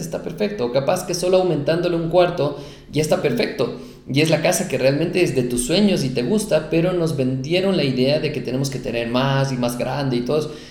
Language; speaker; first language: Spanish; native; Spanish